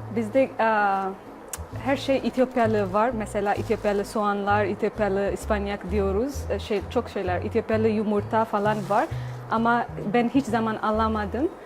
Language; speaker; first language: Turkish; non-native, learner; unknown